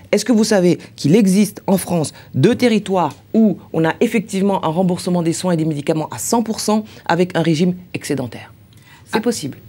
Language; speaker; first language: French; native; French